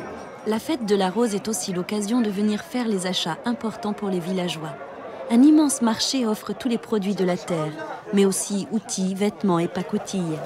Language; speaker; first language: French; native; French